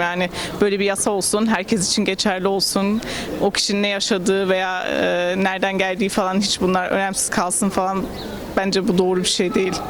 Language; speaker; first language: Turkish; early bilingual, heritage; Turkish